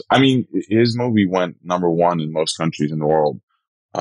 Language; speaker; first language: English; non-native, fluent; Dutch